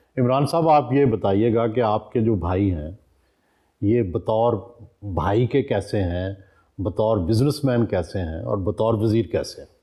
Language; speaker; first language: Urdu; non-native, local second language; Punjabi